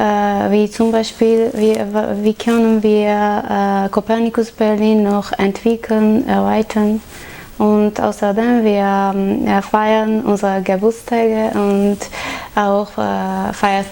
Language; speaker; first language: German; non-native, learner; Armenian